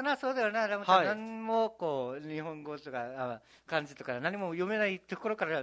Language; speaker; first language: Japanese; native; Japanese